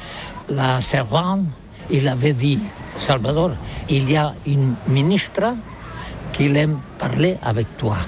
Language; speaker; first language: French; non-native, learner; Catalan